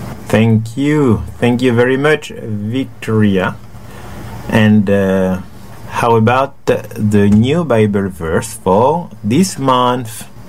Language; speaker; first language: English; non-native, fluent; French